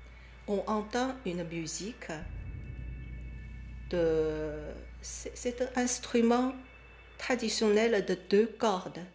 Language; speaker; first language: French; non-native, fluent; Chinese